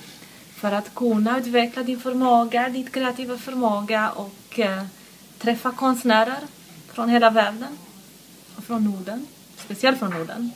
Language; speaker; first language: Swedish; non-native, fluent; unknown